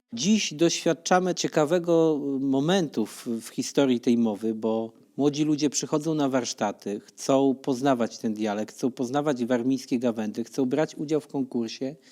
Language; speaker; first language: Polish; native; Polish